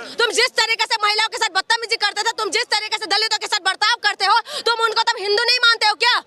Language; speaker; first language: Hindi; non-native, local second language; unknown